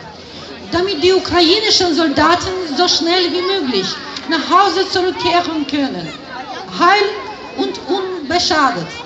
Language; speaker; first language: German; non-native, fluent; Ukrainian